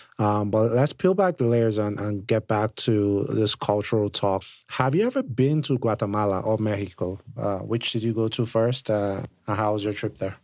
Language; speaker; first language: English; non-native, local second language; Yoruba